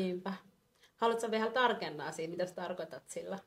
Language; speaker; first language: Finnish; non-native, fluent; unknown